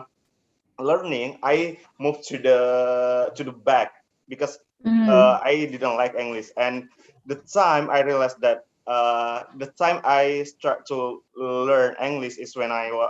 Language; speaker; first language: English; non-native, learner; Indonesian